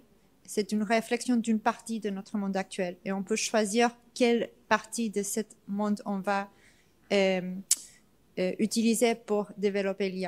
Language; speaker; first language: French; non-native, fluent; English